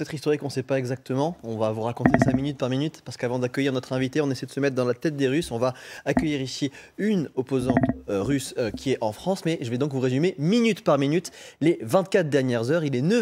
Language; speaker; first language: French; native; French